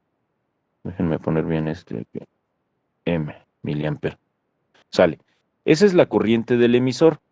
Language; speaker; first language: Spanish; native; Spanish